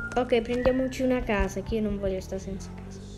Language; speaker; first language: Italian; native; Italian